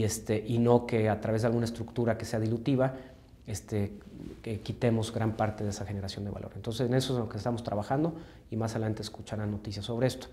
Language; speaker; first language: Spanish; native; Spanish